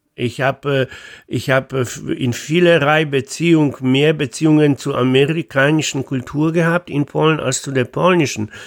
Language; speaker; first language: German; non-native, fluent; Polish